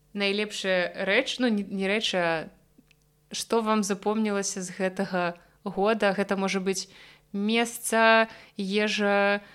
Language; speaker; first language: Belarusian; non-native, local second language; Russian